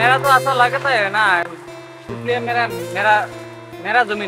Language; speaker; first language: Hindi; non-native, local second language; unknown